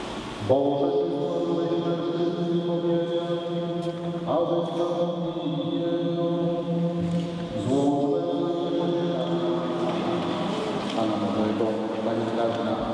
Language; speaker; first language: Polish; native; Polish